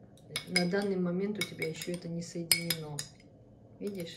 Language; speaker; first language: Russian; native; Russian